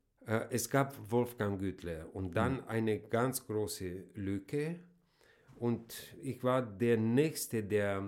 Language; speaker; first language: German; non-native, fluent; Romanian